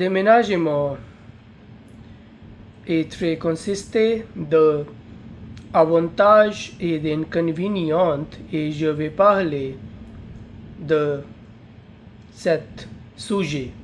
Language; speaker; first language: French; non-native, learner; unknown